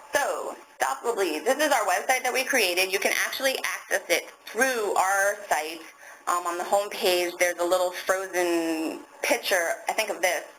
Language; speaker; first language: English; native; English